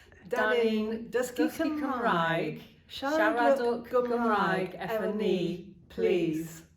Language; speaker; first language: Welsh; non-native, learner; English